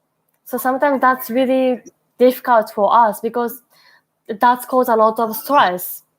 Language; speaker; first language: English; non-native, learner; Japanese